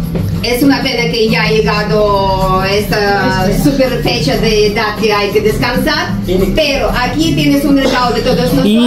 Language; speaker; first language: Spanish; native; Spanish